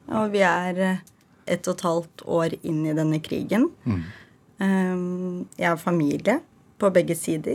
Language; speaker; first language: Norwegian; early bilingual, other home language; Ukrainian